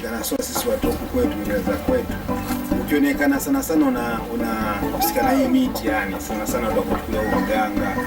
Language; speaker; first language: Swahili; non-native, local second language; Giryama